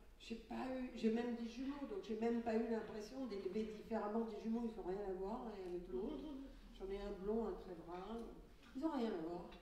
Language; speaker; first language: French; early bilingual, other home language; Catalan